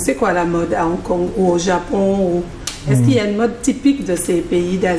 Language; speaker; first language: French; native; French